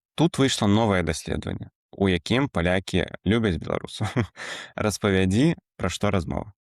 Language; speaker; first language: Belarusian; native; Belarusian